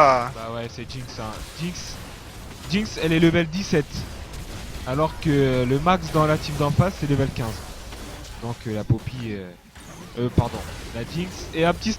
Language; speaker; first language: French; native; French